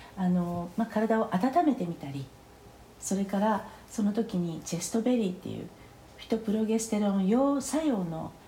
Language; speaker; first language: Japanese; native; Japanese